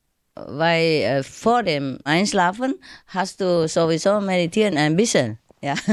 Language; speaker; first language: German; non-native, learner; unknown